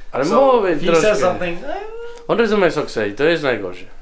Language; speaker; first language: Polish; non-native, learner; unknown